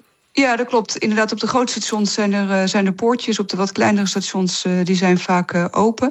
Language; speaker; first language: Dutch; native; Dutch